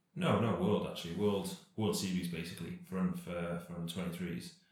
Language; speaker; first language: English; native; English